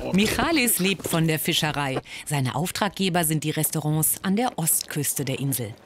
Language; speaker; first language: German; native; German